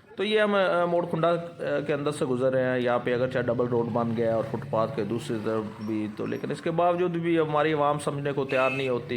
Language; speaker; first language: Urdu; non-native, local second language; Punjabi